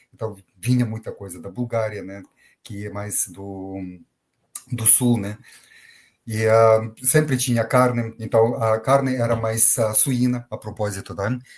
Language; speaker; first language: Portuguese; non-native, fluent; Ukrainian